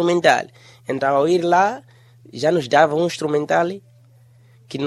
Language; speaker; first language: Portuguese; non-native, local second language; Shona